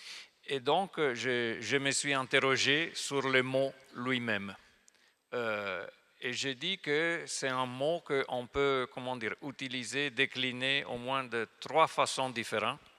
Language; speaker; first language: French; non-native, fluent; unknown